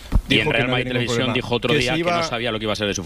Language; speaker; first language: Spanish; native; Spanish